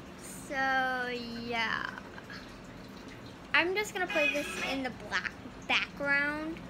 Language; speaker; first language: English; native; English